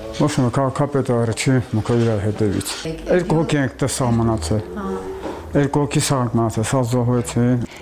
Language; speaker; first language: Armenian; native; Armenian